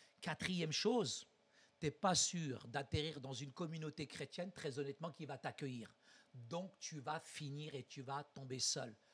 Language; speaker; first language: French; early bilingual, other home language; Arabic